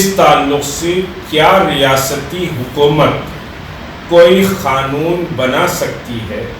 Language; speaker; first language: Urdu; native; Urdu